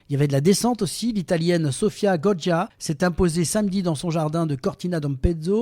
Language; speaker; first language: French; native; French